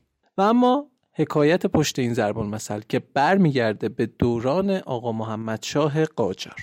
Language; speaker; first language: Persian; native; Persian